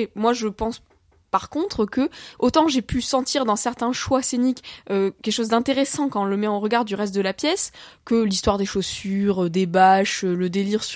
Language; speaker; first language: French; native; French